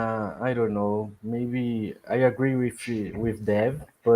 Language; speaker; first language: English; non-native, learner; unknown